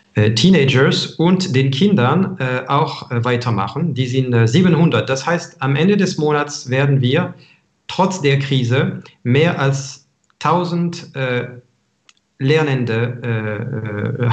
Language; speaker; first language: German; non-native, fluent; French